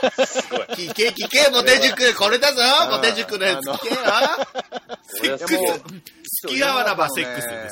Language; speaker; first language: Japanese; native; Japanese